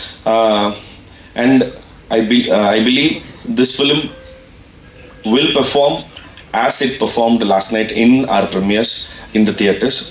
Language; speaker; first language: English; non-native, local second language; Tamil